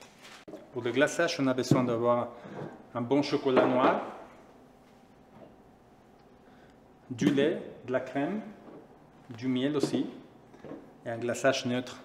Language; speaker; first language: French; non-native, fluent; Spanish